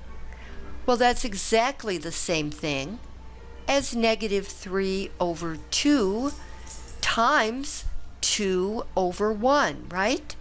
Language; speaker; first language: English; native; English